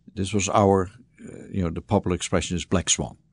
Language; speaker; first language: English; non-native, fluent; Dutch